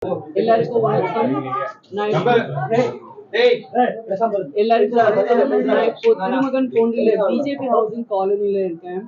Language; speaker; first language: Tamil; non-native, learner; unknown